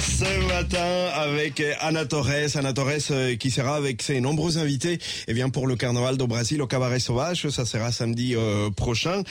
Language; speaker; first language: French; native; French